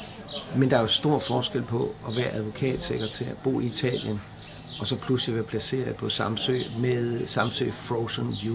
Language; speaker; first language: Danish; native; Danish